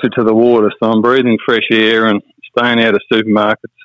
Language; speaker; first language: English; native; English